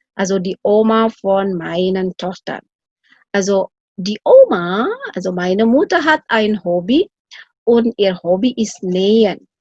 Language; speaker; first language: German; non-native, fluent; Indonesian